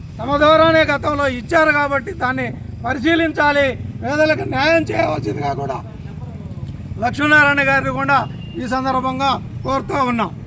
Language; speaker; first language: Telugu; native; Telugu